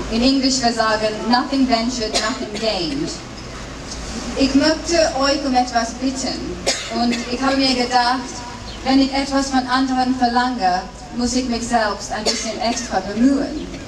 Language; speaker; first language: German; non-native, fluent; English